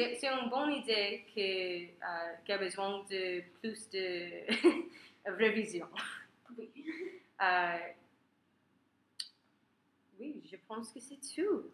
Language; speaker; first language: French; non-native, learner; English